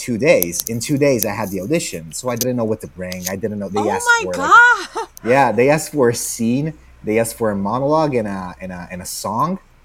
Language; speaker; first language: English; non-native, fluent; Italian